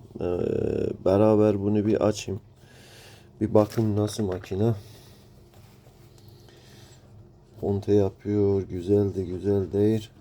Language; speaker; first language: Turkish; non-native, learner; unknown